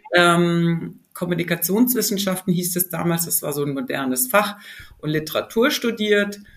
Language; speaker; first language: German; native; German